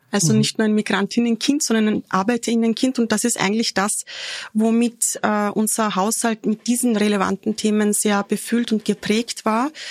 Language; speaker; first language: German; early bilingual, other home language; Turkish